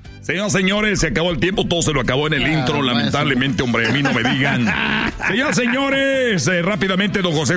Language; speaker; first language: Spanish; native; Spanish